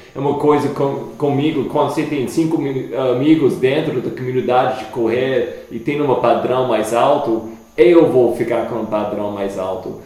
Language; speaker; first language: Portuguese; non-native, fluent; English